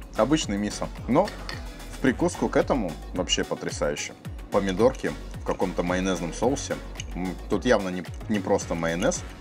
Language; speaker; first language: Russian; native; Russian